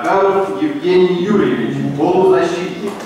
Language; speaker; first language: Russian; native; Russian